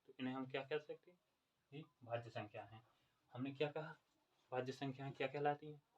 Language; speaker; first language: Hindi; native; Hindi